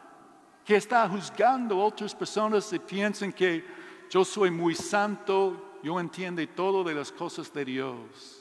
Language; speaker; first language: Spanish; non-native, learner; English